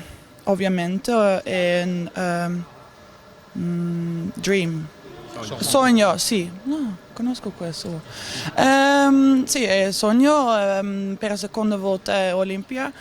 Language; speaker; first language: Italian; non-native, learner; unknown